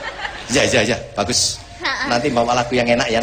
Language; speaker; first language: Indonesian; non-native, local second language; Javanese